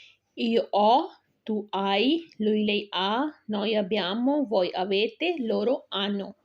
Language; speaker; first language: Italian; non-native, learner; Urdu